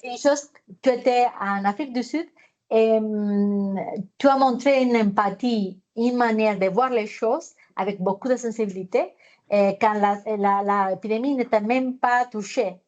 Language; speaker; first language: French; non-native, fluent; Spanish